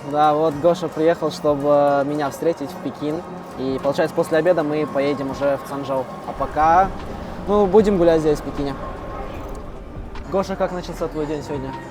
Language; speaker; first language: Russian; native; Russian